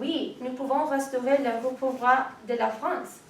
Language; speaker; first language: French; non-native, learner; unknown